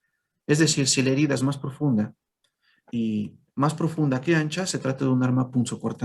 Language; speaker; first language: Spanish; native; Spanish